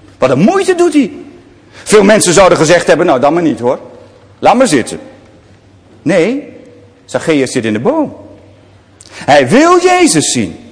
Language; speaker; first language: Dutch; native; Dutch